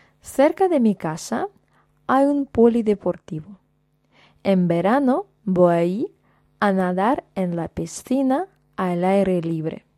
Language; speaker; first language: Spanish; non-native, fluent; Russian